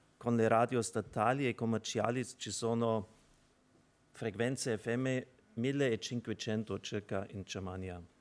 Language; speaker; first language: Italian; non-native, fluent; German